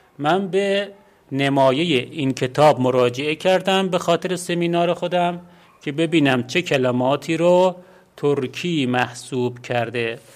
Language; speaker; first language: Persian; non-native, local second language; Azerbaijani